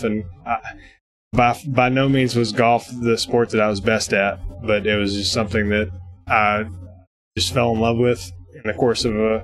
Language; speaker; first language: English; native; English